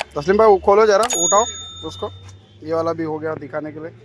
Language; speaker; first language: Hindi; non-native, local second language; Marathi